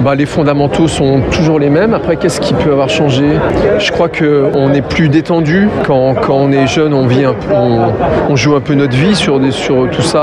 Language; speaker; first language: French; native; French